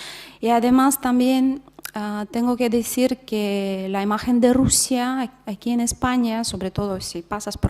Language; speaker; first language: Spanish; non-native, fluent; Russian